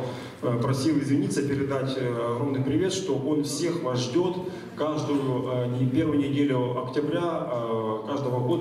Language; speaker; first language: Russian; native; Russian